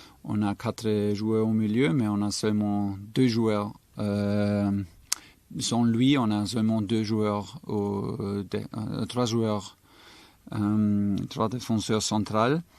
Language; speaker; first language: French; non-native, fluent; German